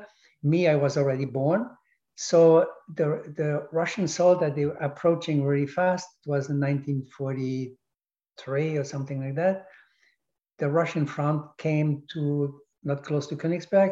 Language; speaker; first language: English; non-native, fluent; German